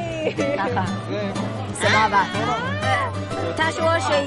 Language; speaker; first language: Chinese; non-native, learner; Hebrew